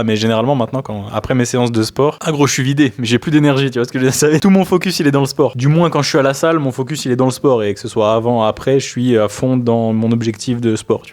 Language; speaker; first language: French; native; French